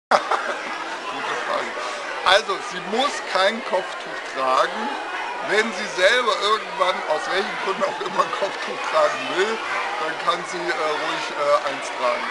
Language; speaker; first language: German; early bilingual, other home language; Turkish